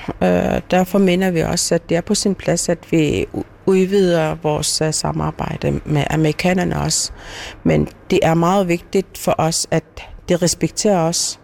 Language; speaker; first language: Danish; non-native, local second language; Kalaallisut